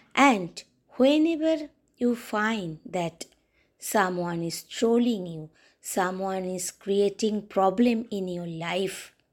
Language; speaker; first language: English; non-native, local second language; Bangla